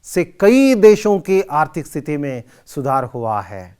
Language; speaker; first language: Hindi; non-native, local second language; Kannada